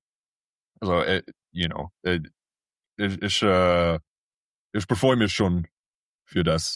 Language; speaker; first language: German; early bilingual, heritage; English